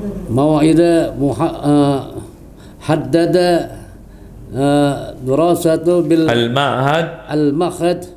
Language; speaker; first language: Arabic; non-native, learner; Indonesian